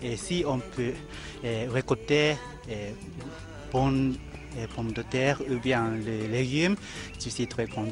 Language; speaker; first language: French; non-native, learner; Japanese